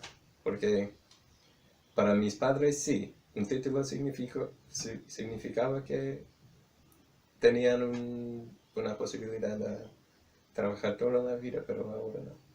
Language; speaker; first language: Spanish; non-native, fluent; English